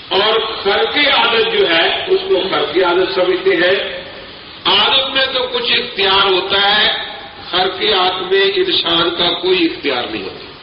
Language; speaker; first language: Urdu; non-native, local second language; Punjabi